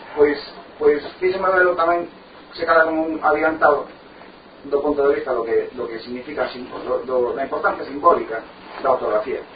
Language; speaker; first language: Galician; non-native, local second language; Spanish